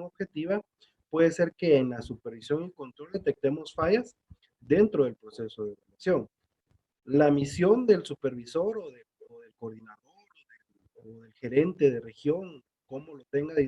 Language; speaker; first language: Spanish; native; Spanish